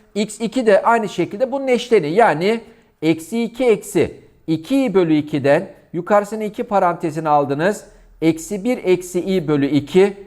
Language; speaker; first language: Turkish; native; Turkish